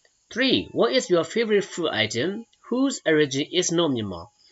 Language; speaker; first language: English; non-native, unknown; Burmese